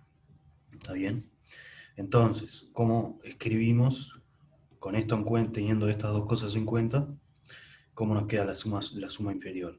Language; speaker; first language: Spanish; native; Spanish